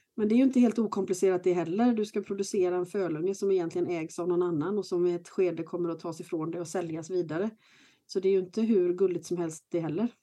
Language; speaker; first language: Swedish; native; Swedish